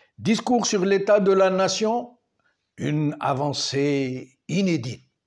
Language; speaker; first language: French; non-native, local second language; Arabic